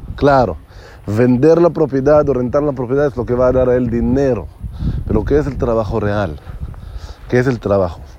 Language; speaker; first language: Spanish; non-native, learner; Hebrew